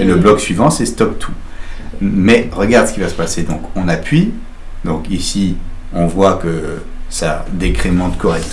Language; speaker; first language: French; native; French